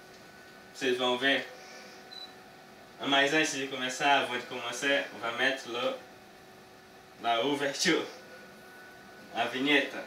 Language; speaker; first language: Portuguese; early bilingual, heritage; Portuguese